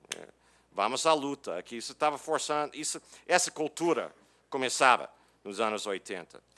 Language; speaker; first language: Portuguese; non-native, fluent; English